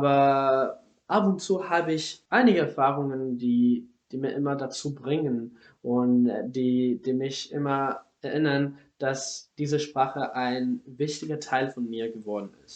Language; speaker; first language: German; non-native, fluent; Spanish